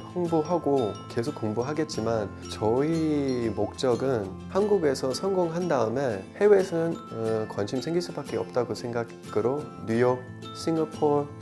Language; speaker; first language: Korean; non-native, fluent; English